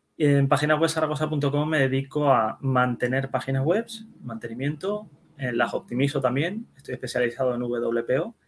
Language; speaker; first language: Spanish; early bilingual, other home language; Dutch